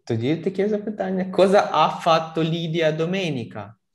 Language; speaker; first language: Italian; non-native, fluent; Ukrainian